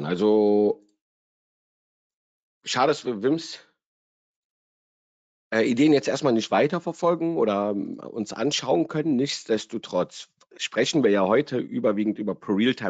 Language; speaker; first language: German; native; German